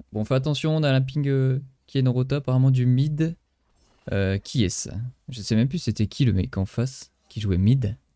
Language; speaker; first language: French; native; French